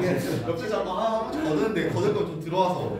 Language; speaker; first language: Korean; native; Korean